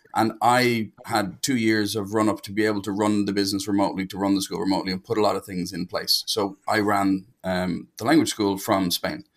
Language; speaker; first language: English; native; English